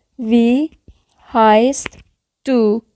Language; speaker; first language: German; non-native, learner; Persian